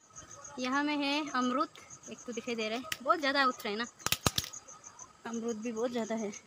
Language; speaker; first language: Hindi; non-native, local second language; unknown